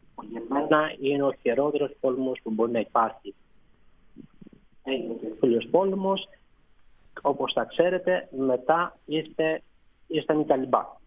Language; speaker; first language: Greek; non-native, fluent; Persian